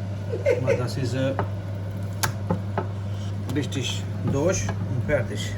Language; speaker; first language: German; non-native, learner; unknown